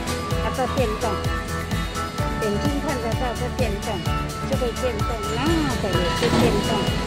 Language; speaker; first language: Chinese; non-native, local second language; Min Nan Chinese